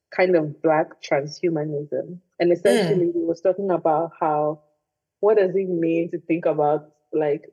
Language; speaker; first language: English; non-native, local second language; Igbo